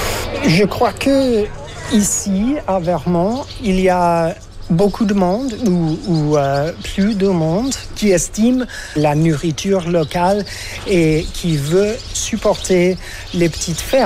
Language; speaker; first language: French; non-native, fluent; English